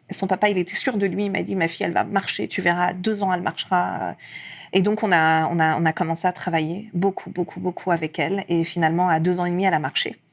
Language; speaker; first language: French; early bilingual, other home language; Persian